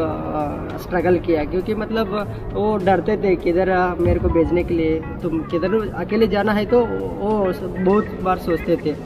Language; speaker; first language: Hindi; non-native, local second language; Kannada